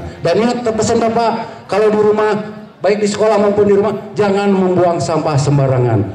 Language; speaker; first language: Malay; non-native, local second language; Sundanese